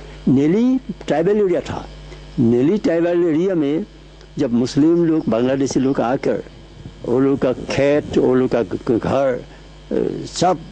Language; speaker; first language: Hindi; non-native, local second language; Assamese